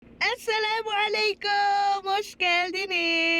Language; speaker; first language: Turkish; non-native, learner; Dutch